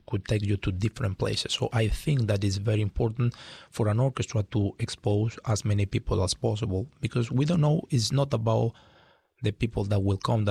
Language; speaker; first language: English; non-native, fluent; Spanish